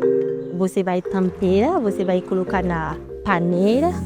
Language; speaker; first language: Portuguese; non-native, learner; Haitian Creole